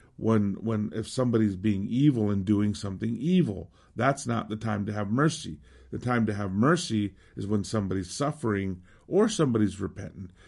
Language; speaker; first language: English; native; English